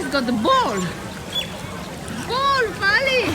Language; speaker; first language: English; non-native, learner; Polish